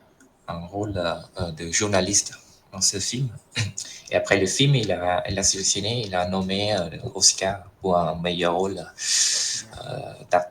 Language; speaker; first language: French; non-native, fluent; Khmer